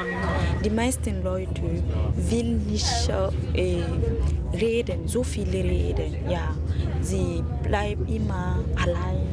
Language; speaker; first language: German; non-native, learner; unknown